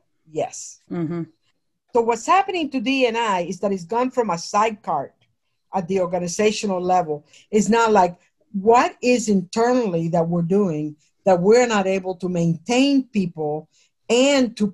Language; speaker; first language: English; native; English